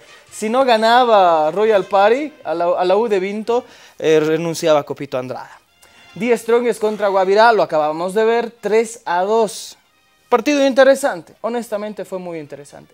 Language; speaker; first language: Spanish; native; Spanish